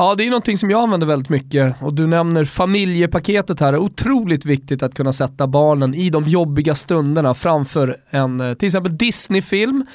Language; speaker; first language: Swedish; native; Swedish